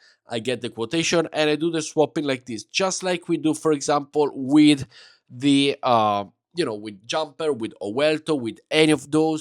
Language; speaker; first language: English; non-native, fluent; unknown